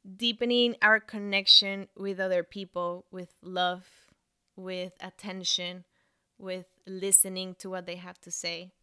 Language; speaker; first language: English; non-native, fluent; Spanish